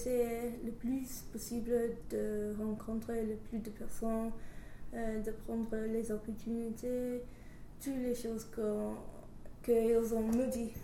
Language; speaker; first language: French; non-native, learner; English